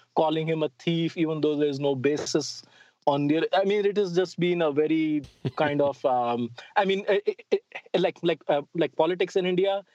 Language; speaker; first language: English; non-native, local second language; Hindi